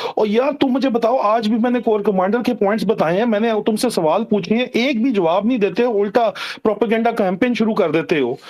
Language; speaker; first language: Urdu; non-native, local second language; Punjabi